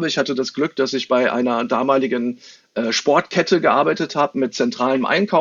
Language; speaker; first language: German; native; German